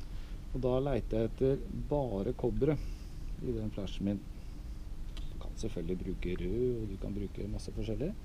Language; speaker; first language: Norwegian; native; Norwegian